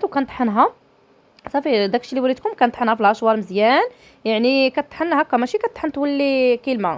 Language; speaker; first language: Arabic; native; Arabic